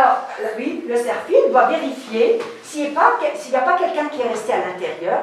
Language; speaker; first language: French; non-native, local second language; Arabic